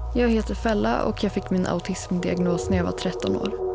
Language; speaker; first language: Swedish; native; Swedish